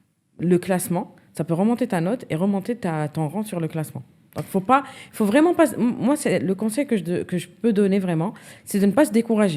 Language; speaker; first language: French; native; French